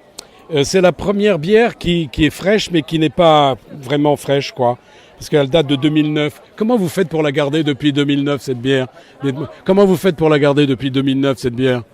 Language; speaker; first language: French; native; French